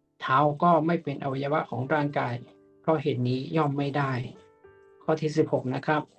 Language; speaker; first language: Thai; native; Thai